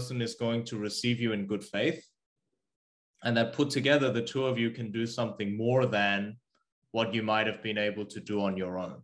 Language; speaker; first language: English; early bilingual, other home language; Korean